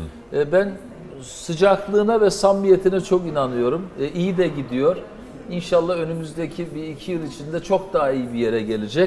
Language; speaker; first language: Turkish; native; Turkish